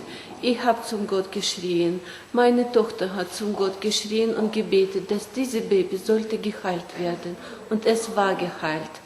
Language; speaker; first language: German; non-native, learner; Korean